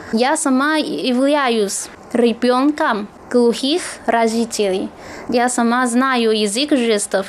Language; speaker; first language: Russian; non-native, fluent; Chinese